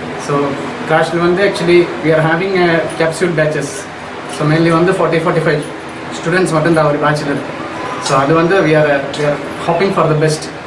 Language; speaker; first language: Tamil; non-native, local second language; Malayalam